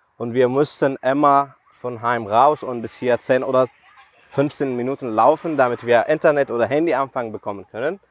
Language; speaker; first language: German; non-native, fluent; Persian